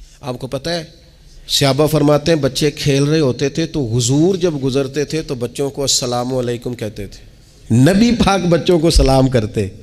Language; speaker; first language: Urdu; non-native, local second language; Punjabi